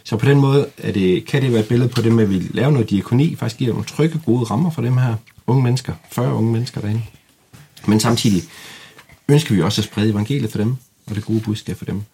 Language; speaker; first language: Danish; native; Danish